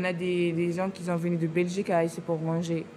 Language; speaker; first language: French; non-native, fluent; Arabic